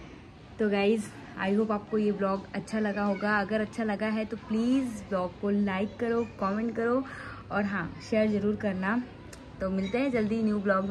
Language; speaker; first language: Hindi; native; Hindi